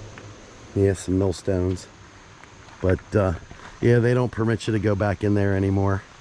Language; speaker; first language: English; native; English